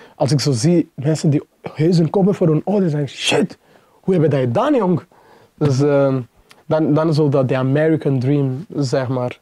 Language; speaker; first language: Dutch; non-native, fluent; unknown